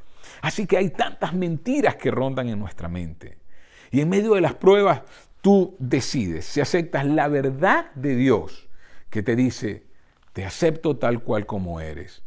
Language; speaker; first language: Spanish; native; Spanish